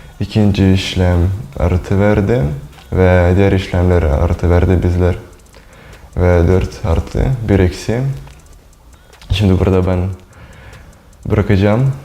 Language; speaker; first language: Turkish; non-native, learner; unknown